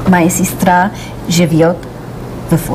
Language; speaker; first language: Russian; non-native, learner; English